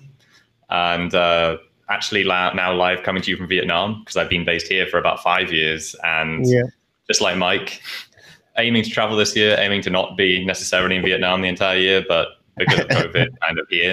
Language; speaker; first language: English; native; English